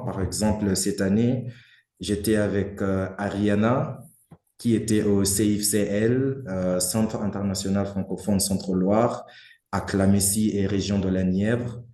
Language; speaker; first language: French; non-native, fluent; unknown